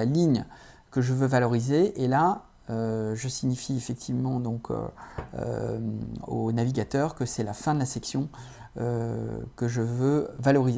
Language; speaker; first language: French; native; French